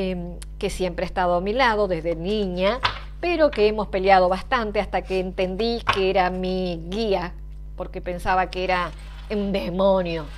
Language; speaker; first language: Spanish; native; Spanish